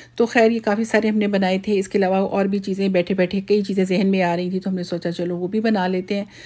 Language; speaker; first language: Urdu; native; Urdu